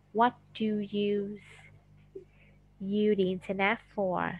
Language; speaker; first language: English; non-native, fluent; Vietnamese